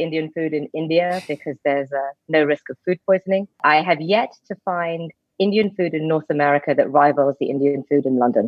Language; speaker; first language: English; native; English